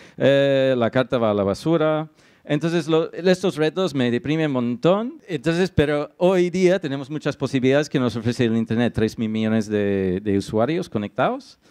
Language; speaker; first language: Spanish; non-native, fluent; English